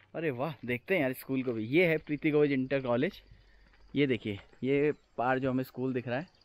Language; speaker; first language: Hindi; native; Hindi